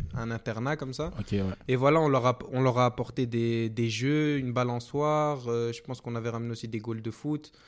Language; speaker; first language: French; native; French